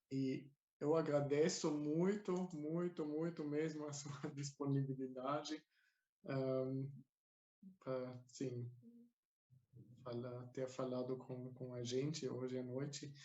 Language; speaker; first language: Portuguese; non-native, fluent; German